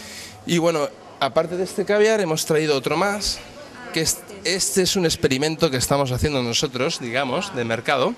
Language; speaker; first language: Spanish; native; Spanish